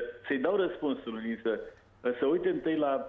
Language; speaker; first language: Romanian; native; Romanian